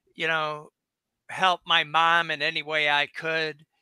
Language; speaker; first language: English; native; English